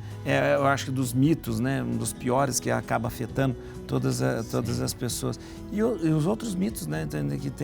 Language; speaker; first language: Portuguese; native; Portuguese